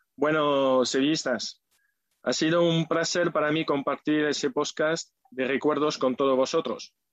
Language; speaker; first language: Spanish; non-native, fluent; French